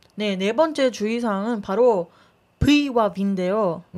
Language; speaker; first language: Korean; non-native, fluent; Spanish